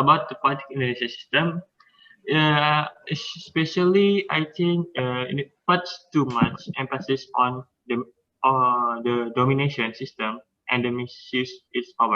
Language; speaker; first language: English; non-native, learner; Indonesian